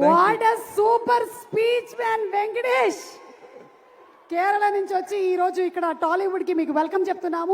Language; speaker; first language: Telugu; native; Telugu